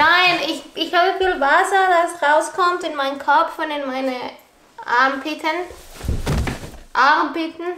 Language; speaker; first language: German; non-native, learner; Spanish